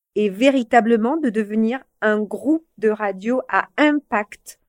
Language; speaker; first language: French; native; French